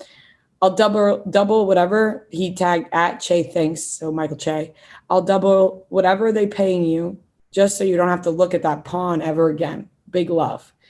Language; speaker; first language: English; native; English